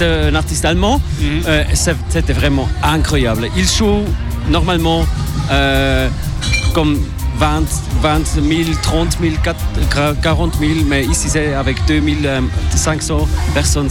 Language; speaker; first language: French; non-native, local second language; German